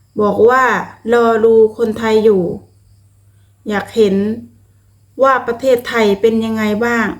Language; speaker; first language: Thai; non-native, local second language; Lao